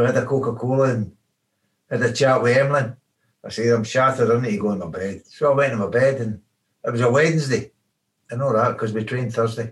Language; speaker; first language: English; native; English